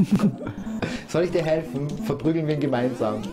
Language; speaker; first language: German; native; German